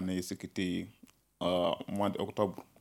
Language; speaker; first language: French; non-native, learner; Bambara